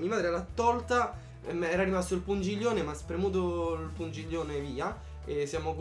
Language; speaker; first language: Italian; early bilingual, other home language; Polish